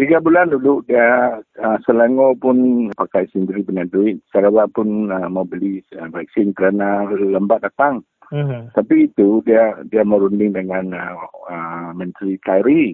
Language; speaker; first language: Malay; non-native, local second language; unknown